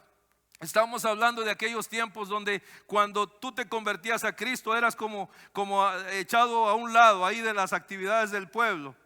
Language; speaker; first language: Spanish; native; Spanish